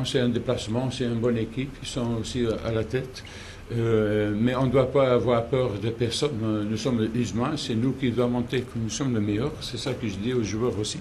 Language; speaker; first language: French; non-native, local second language; Dutch